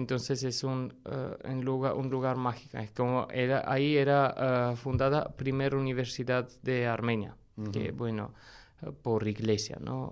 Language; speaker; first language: Spanish; non-native, fluent; Armenian